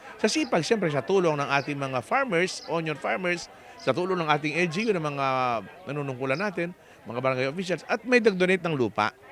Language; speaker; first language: Filipino; non-native, local second language; Pampanga